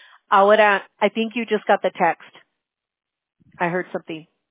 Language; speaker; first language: English; early bilingual, other home language; Spanish